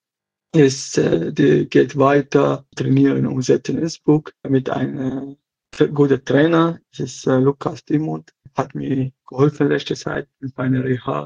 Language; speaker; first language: German; non-native, learner; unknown